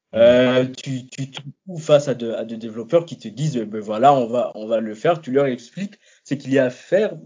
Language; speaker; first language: French; non-native, local second language; Lingala